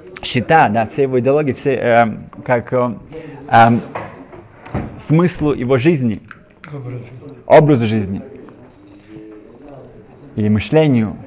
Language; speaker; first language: Russian; native; Russian